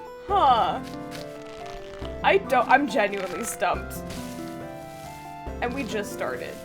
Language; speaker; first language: English; native; English